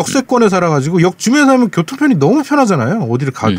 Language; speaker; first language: Korean; native; Korean